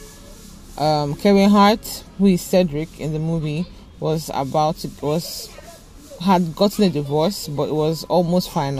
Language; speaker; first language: English; non-native, local second language; Igbo